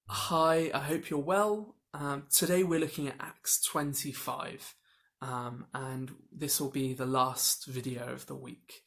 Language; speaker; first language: English; native; English